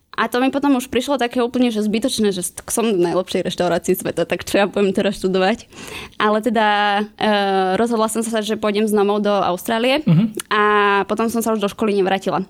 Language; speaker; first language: Slovak; native; Slovak